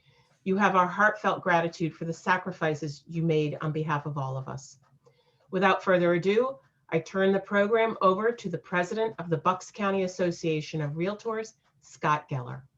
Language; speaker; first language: English; native; English